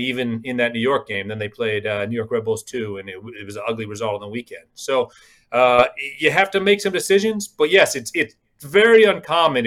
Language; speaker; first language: English; native; English